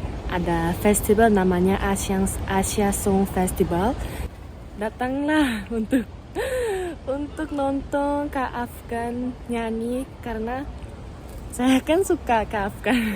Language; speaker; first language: Indonesian; non-native, fluent; Korean